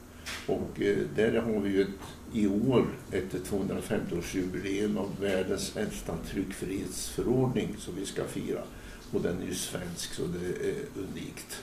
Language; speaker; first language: Swedish; native; Swedish